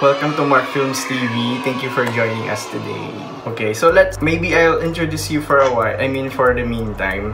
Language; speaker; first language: English; non-native, local second language; Filipino